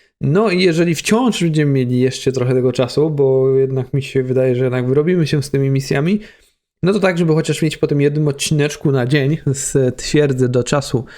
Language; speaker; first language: Polish; native; Polish